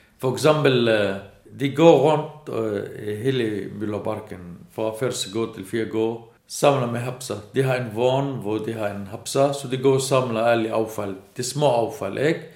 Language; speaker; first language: Danish; non-native, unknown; Arabic